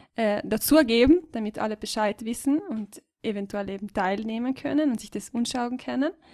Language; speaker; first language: German; native; German